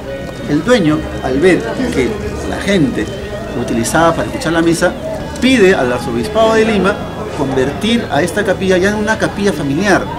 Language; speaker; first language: Spanish; native; Spanish